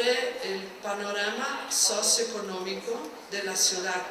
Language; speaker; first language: Spanish; non-native, fluent; Portuguese